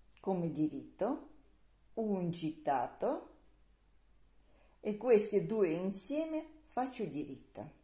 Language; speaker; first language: Italian; non-native, learner; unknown